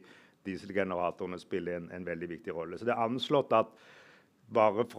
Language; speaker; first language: Norwegian; native; Norwegian